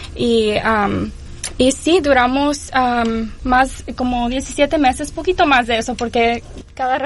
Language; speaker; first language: Spanish; early bilingual, heritage; Spanish